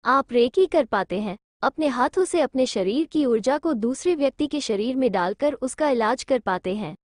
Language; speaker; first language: Hindi; native; Hindi